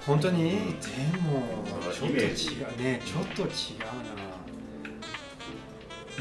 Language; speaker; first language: Japanese; non-native, learner; French